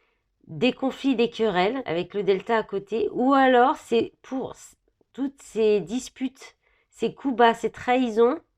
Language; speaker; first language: French; native; French